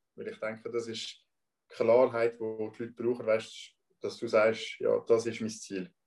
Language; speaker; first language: German; non-native, local second language; French